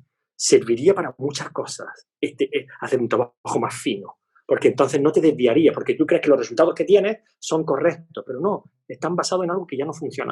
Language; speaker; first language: Spanish; native; Spanish